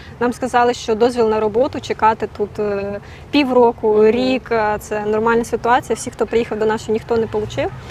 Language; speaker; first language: Ukrainian; native; Ukrainian